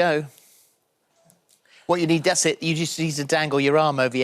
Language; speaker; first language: English; native; English